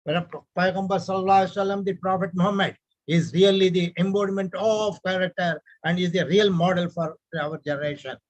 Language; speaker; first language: English; non-native, local second language; Urdu